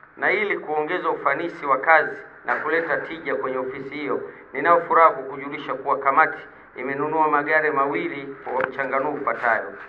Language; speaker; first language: Swahili; native; Swahili